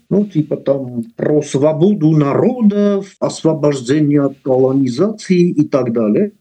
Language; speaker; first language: Russian; non-native, local second language; Armenian